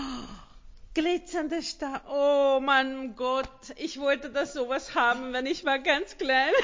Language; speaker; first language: German; non-native, learner; Hungarian